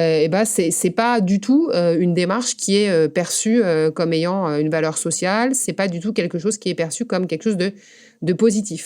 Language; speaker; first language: French; native; French